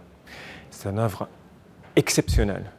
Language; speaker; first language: French; non-native, fluent; English